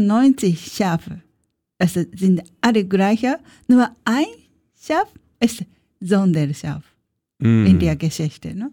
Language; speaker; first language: German; non-native, learner; Japanese